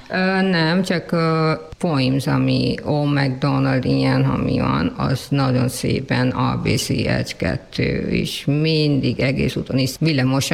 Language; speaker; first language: Hungarian; non-native, learner; Urdu